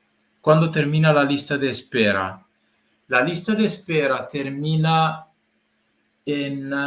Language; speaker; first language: Spanish; non-native, learner; Italian